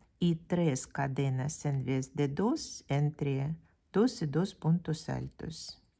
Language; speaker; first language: Spanish; non-native, fluent; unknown